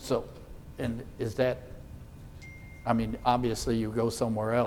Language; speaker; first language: English; native; English